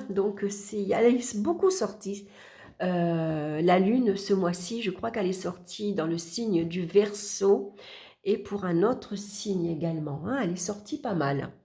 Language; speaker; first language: French; native; French